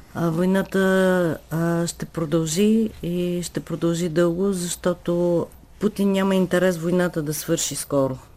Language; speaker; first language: Bulgarian; native; Bulgarian